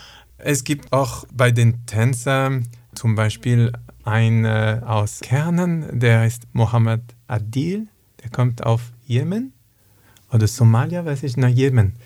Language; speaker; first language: German; non-native, learner; French